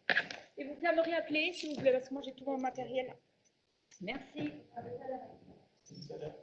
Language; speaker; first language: French; native; French